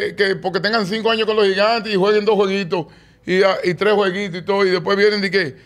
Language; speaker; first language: Spanish; native; Spanish